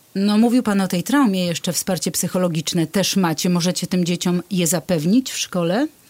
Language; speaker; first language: Polish; native; Polish